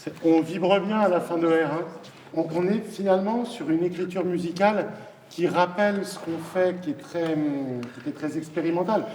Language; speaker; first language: French; native; French